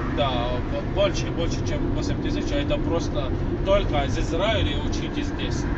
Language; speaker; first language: Russian; non-native, learner; Arabic